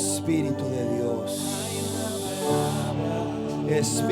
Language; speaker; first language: Spanish; native; Spanish